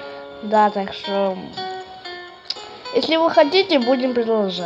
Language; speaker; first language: Russian; native; Russian